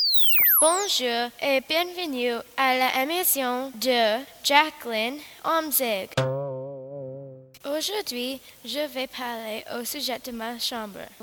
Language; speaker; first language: French; non-native, learner; English